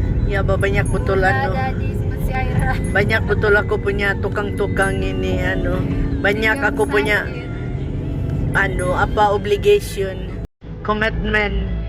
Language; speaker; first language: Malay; non-native, learner; Filipino